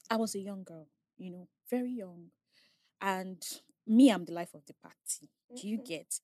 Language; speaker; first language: English; non-native, local second language; Igbo